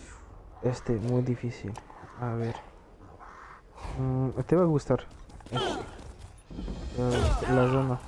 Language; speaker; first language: Spanish; non-native, learner; French